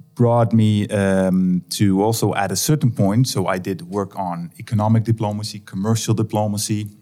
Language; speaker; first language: English; non-native, fluent; Dutch